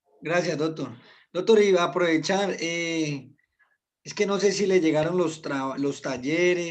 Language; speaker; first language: Spanish; native; Spanish